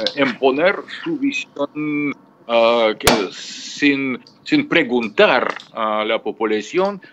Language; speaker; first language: Spanish; non-native, fluent; Russian